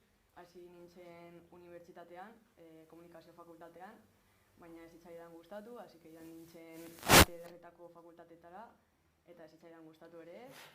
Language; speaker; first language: Basque; non-native, local second language; Spanish